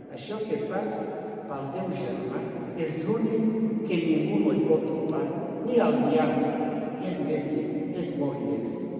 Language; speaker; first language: Catalan; non-native, fluent; Kinyarwanda